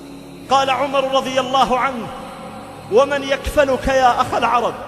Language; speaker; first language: Arabic; native; Arabic